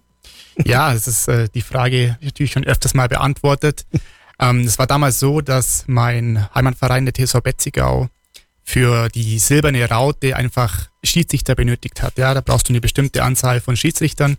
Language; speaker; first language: German; native; German